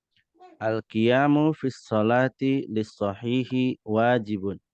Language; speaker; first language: Arabic; non-native, fluent; Indonesian